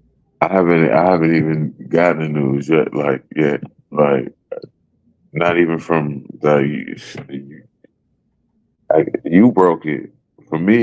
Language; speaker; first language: English; native; English